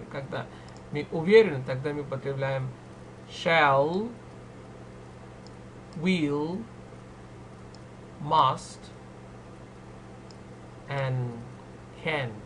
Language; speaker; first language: Russian; non-native, fluent; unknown